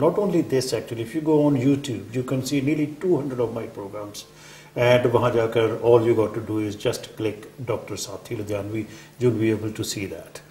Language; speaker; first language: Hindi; non-native, local second language; Punjabi